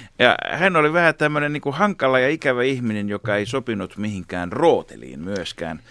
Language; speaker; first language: Finnish; native; Finnish